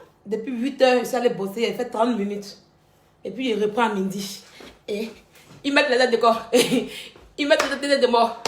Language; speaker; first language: French; native; French